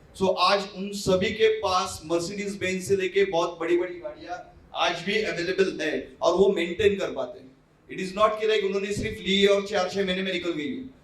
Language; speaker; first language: Hindi; native; Hindi